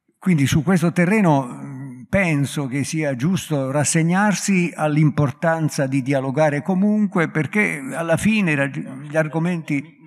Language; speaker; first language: Italian; native; Italian